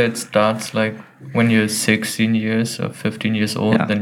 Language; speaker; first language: English; non-native, fluent; German